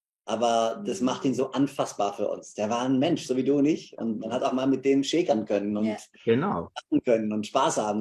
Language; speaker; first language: German; native; German